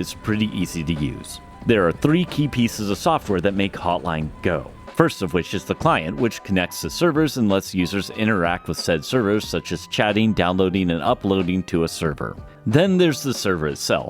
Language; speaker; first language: English; native; English